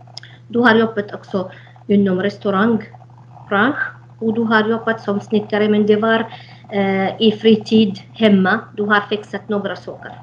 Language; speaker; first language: Swedish; non-native, fluent; Arabic